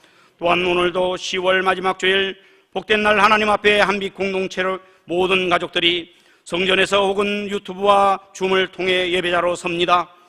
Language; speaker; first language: Korean; native; Korean